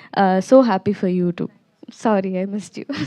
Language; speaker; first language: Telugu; non-native, learner; Tamil